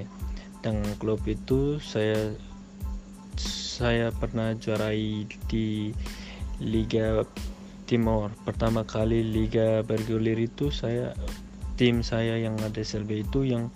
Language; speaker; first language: Indonesian; non-native, local second language; Tetum